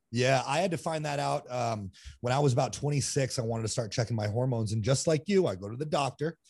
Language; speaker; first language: English; native; English